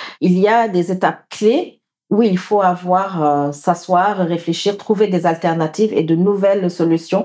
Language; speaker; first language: French; non-native, local second language; Wolof